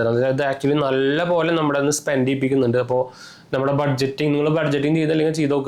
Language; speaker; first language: Malayalam; native; Malayalam